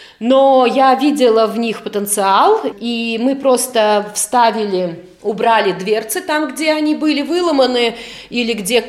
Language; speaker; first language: Russian; native; Russian